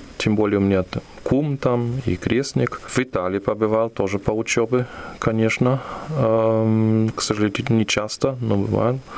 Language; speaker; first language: Russian; non-native, fluent; German